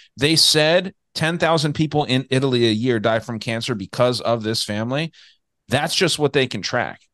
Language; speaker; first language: English; native; English